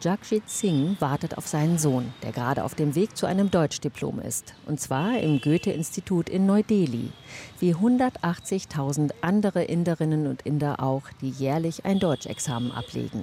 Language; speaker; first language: German; native; German